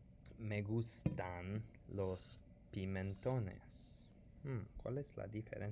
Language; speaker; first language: Spanish; non-native, fluent; English